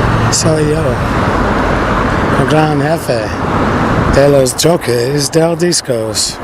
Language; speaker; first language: Spanish; non-native, learner; English